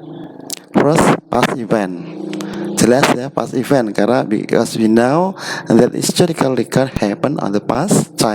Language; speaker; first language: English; non-native, learner; Indonesian